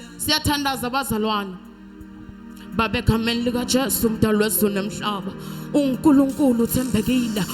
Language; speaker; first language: Zulu; non-native, local second language; Swati